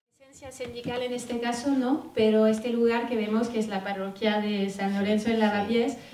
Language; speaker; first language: Spanish; non-native, fluent; French